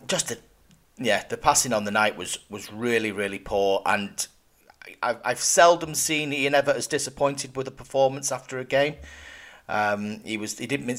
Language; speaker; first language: English; native; English